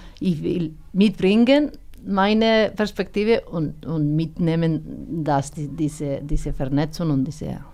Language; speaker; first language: German; non-native, fluent; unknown